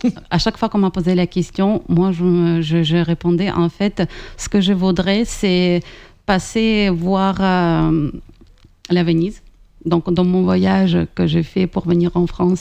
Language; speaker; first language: French; non-native, fluent; Ukrainian